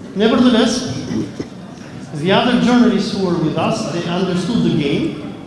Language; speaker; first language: English; non-native, fluent; Albanian